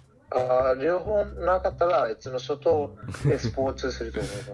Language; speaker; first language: Japanese; non-native, learner; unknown